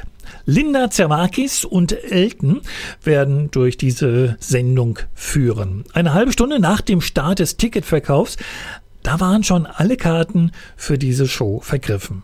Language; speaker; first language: German; native; German